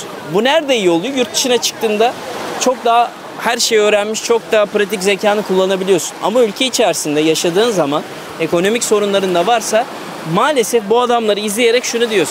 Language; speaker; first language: Turkish; native; Turkish